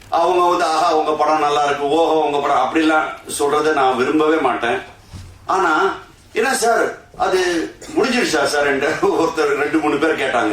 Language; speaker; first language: Tamil; early bilingual, heritage; Tamil